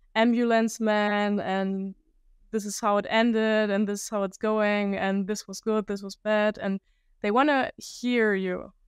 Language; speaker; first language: English; non-native, fluent; German